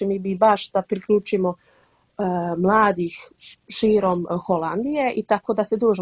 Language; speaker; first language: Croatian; early bilingual, heritage; Dutch